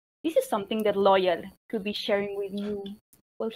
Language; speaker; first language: English; non-native, fluent; Spanish